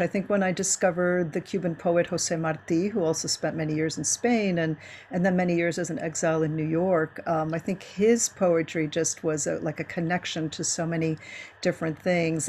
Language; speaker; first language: English; early bilingual, other home language; Spanish